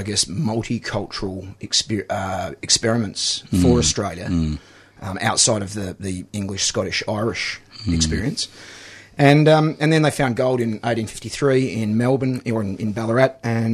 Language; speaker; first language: English; native; English